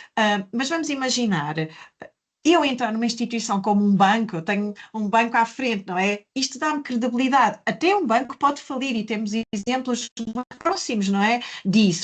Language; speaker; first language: Portuguese; native; Portuguese